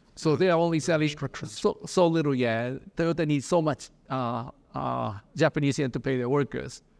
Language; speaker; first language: English; early bilingual, other home language; Japanese